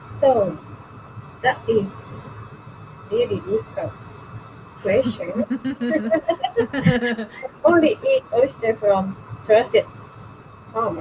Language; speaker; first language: English; non-native, learner; Japanese